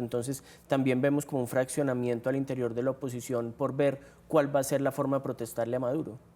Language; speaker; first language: Spanish; native; Spanish